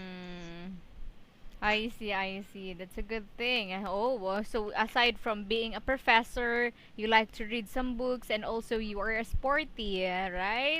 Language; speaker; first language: English; non-native, fluent; Filipino